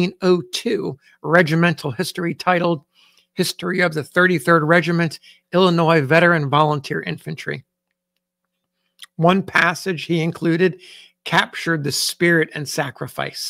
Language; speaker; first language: English; native; English